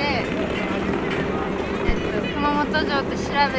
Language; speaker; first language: Japanese; native; Japanese